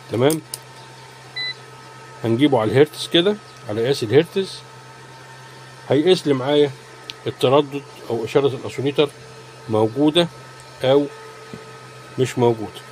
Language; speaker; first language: Arabic; native; Arabic